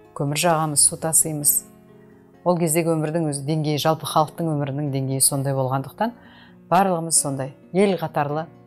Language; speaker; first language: Kazakh; native; Kazakh